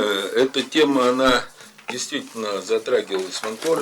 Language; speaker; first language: Russian; native; Russian